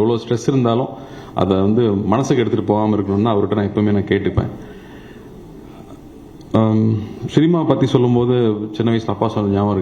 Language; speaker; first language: Tamil; native; Tamil